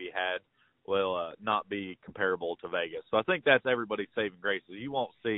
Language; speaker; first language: English; native; English